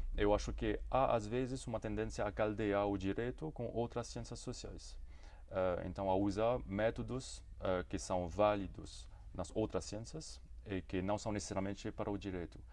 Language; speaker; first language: Portuguese; non-native, fluent; Morisyen